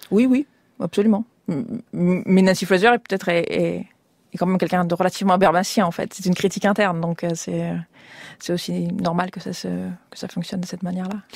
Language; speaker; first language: French; native; French